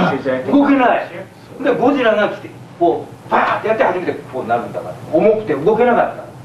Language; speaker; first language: Japanese; native; Japanese